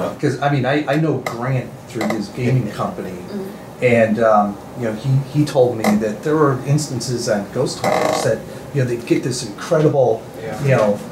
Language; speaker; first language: English; native; English